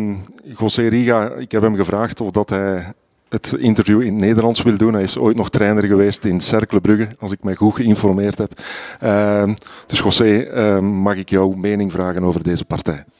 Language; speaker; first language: Dutch; native; Dutch